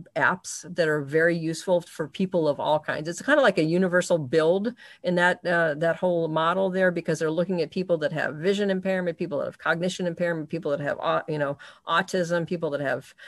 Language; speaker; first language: English; native; English